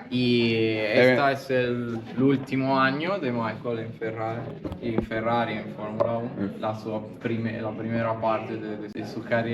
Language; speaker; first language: Spanish; non-native, learner; Italian